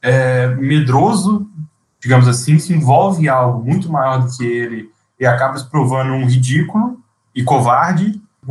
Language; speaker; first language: Portuguese; native; Portuguese